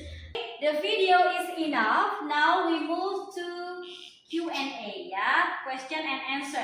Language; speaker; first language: English; non-native, fluent; Indonesian